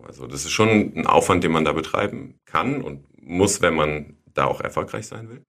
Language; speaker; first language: German; native; German